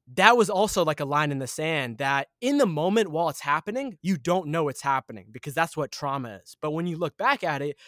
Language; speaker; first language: English; early bilingual, other home language; Arabic